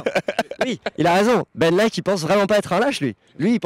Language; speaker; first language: French; native; French